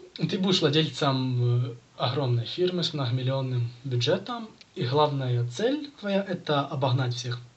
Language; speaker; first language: Russian; native; Russian